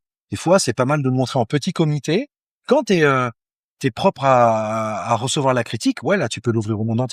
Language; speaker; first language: French; native; French